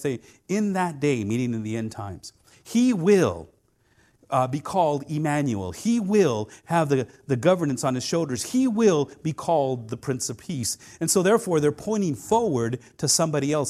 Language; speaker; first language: English; non-native, fluent; Spanish